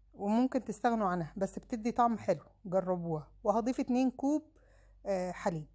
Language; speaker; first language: Arabic; native; Arabic